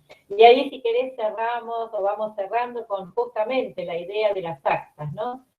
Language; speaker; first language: Spanish; native; Spanish